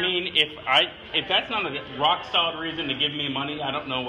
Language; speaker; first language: English; native; English